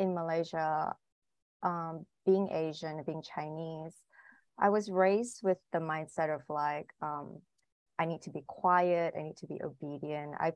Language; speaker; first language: English; non-native, local second language; Chinese